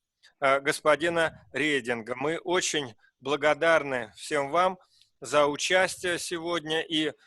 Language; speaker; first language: Russian; native; Russian